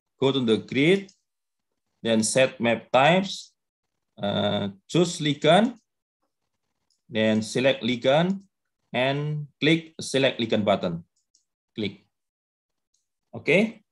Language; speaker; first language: English; non-native, learner; Indonesian